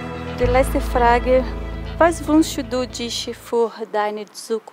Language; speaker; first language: German; non-native, fluent; Portuguese